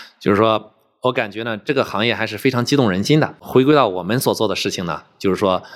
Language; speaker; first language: Chinese; native; Chinese